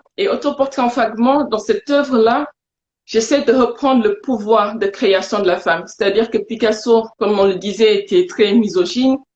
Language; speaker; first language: French; non-native, local second language; Wolof